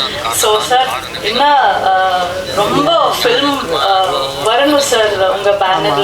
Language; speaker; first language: Tamil; non-native, learner; Kannada